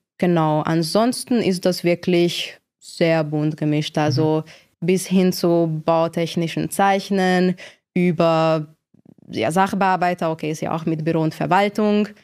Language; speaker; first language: German; non-native, fluent; Hungarian